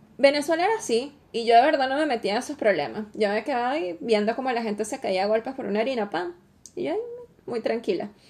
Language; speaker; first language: Spanish; native; Spanish